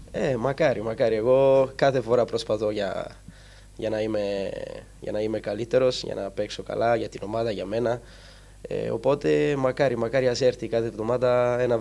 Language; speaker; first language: Greek; non-native, fluent; Italian